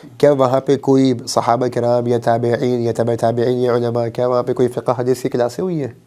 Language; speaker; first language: Urdu; early bilingual, heritage; Urdu